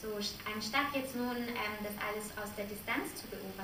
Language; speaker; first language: German; native; German